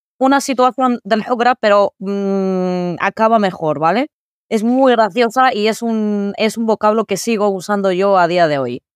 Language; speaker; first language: Spanish; early bilingual, other home language; Arabic